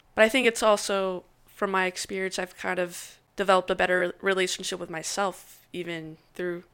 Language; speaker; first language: English; native; English